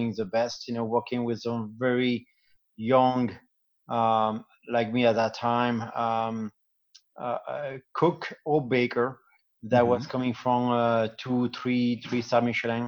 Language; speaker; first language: English; non-native, fluent; French